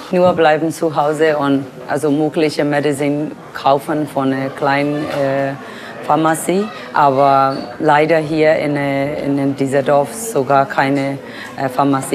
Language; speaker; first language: German; non-native, learner; Burmese